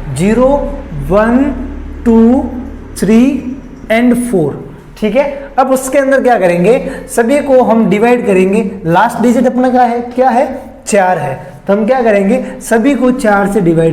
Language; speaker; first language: Hindi; native; Hindi